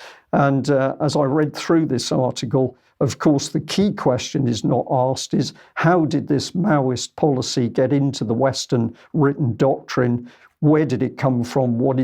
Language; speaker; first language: English; native; English